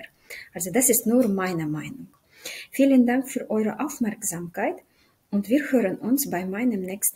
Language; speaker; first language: German; non-native, fluent; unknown